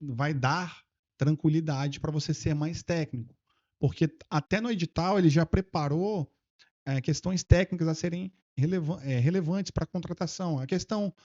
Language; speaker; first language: Portuguese; native; Portuguese